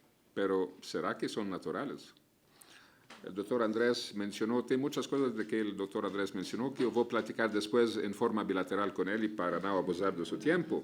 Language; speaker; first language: Spanish; non-native, fluent; Arabic